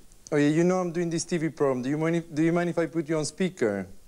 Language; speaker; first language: English; non-native, fluent; Spanish